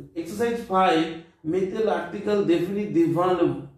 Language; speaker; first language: English; non-native, local second language; Bangla